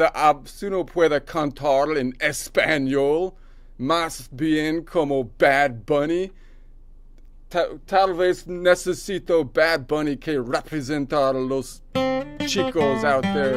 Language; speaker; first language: Spanish; non-native, learner; English